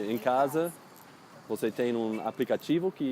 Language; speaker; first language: Portuguese; non-native, learner; English